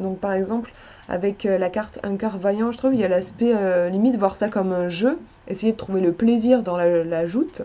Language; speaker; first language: French; native; French